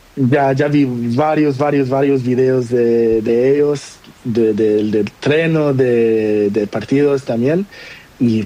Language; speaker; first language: Spanish; non-native, learner; Portuguese